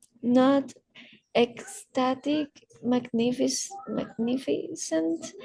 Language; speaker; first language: English; non-native, learner; Spanish